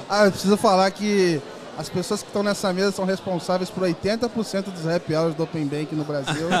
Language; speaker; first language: Portuguese; native; Portuguese